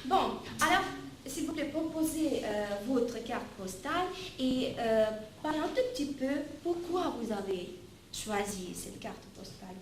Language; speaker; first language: French; non-native, fluent; Russian